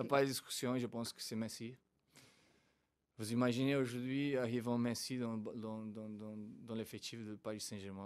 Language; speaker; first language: French; non-native, fluent; Portuguese